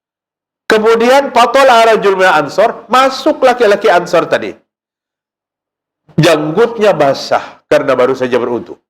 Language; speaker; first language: Indonesian; non-native, local second language; Banjar